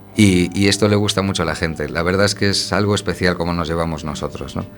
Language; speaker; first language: Spanish; native; Spanish